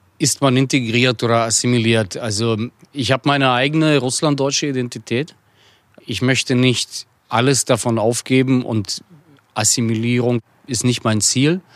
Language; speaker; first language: German; early bilingual, other home language; Russian